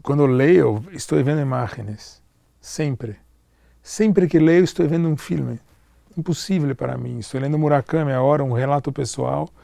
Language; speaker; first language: Spanish; non-native, learner; Portuguese